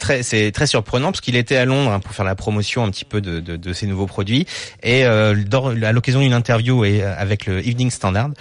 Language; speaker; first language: French; native; French